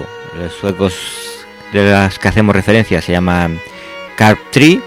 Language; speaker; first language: Spanish; native; Spanish